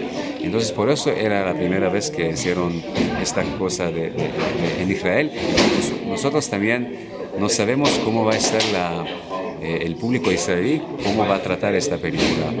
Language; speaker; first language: Spanish; non-native, learner; Hebrew